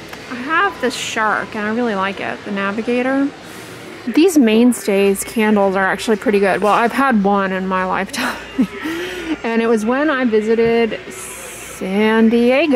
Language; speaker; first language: English; native; English